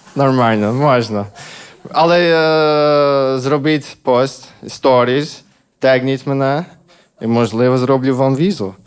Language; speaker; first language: Ukrainian; non-native, fluent; English